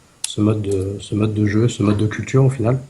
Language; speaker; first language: French; native; French